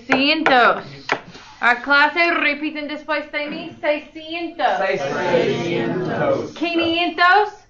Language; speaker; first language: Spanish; non-native, fluent; English